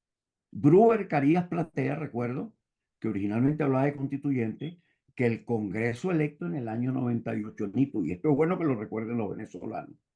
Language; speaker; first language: Spanish; native; Spanish